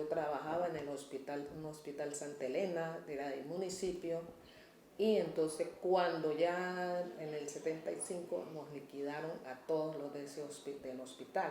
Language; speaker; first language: Spanish; native; Spanish